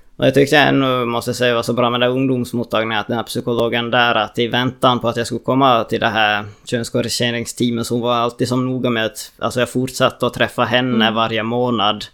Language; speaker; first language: Swedish; native; Swedish